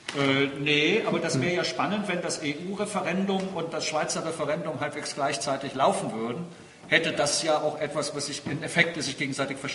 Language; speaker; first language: German; native; German